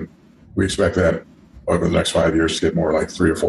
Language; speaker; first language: English; native; English